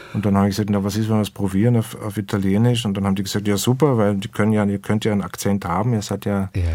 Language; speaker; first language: German; native; German